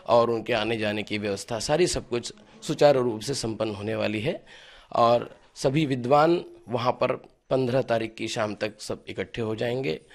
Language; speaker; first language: Hindi; native; Hindi